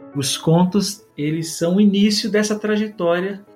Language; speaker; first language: Portuguese; native; Portuguese